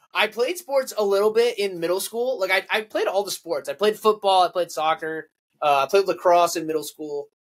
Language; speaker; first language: English; native; English